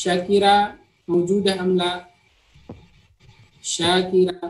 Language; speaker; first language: Arabic; non-native, fluent; Indonesian